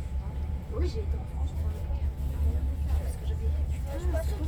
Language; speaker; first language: French; native; French